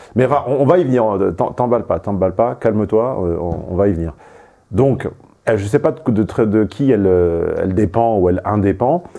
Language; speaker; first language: French; native; French